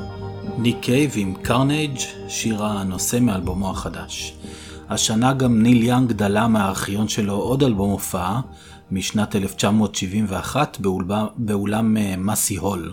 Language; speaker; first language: Hebrew; native; Hebrew